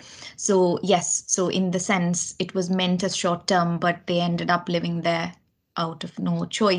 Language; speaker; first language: English; non-native, local second language; Malayalam